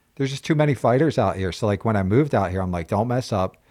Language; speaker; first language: English; native; English